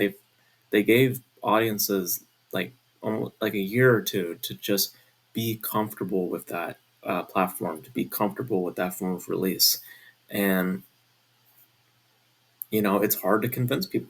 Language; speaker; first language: English; native; English